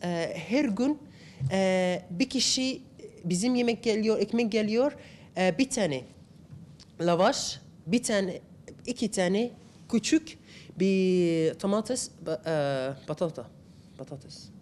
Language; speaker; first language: Turkish; non-native, learner; Arabic